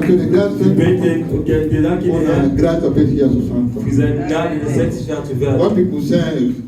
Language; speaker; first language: German; non-native, learner; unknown